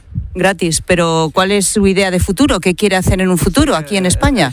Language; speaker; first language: Spanish; native; Spanish